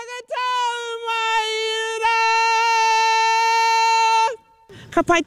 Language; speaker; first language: Māori; non-native, local second language; English